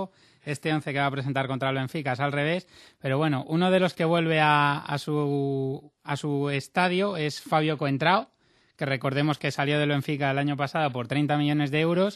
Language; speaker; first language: Spanish; native; Spanish